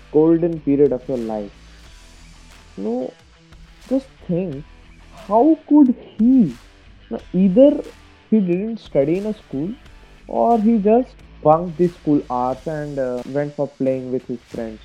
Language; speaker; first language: English; non-native, local second language; Hindi